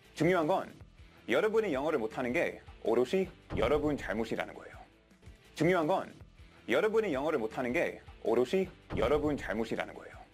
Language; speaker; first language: Korean; non-native, fluent; English